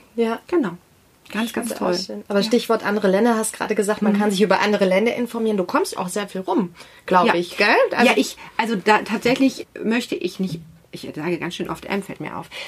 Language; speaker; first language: German; native; German